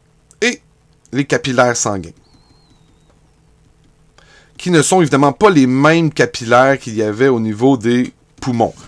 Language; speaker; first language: French; native; French